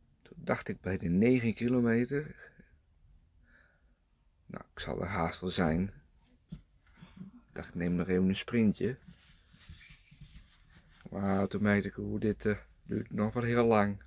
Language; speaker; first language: Dutch; native; Dutch